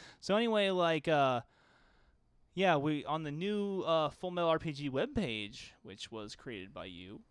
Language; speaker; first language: English; native; English